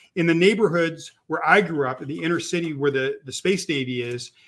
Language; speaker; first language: English; native; English